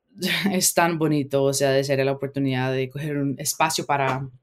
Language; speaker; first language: Spanish; early bilingual, heritage; Spanish